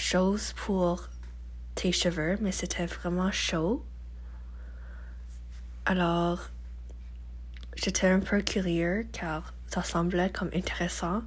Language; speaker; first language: French; non-native, learner; English